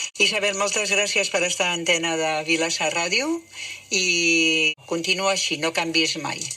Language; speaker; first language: Catalan; native; Catalan